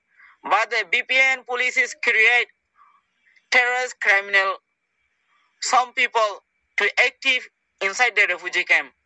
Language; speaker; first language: English; non-native, learner; Rohingya